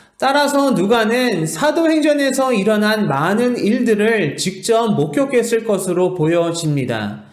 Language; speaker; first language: Korean; native; Korean